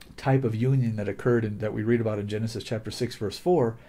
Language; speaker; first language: English; native; English